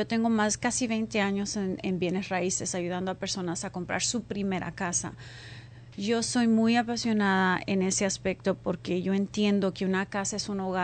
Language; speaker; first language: Spanish; early bilingual, heritage; Spanish